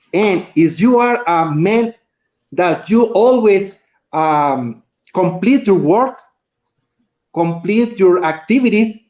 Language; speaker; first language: English; non-native, learner; Spanish